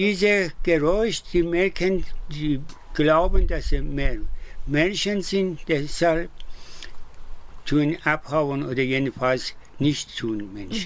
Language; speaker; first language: German; non-native, learner; Persian